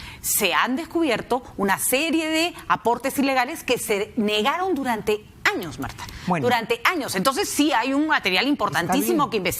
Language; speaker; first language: Spanish; native; Spanish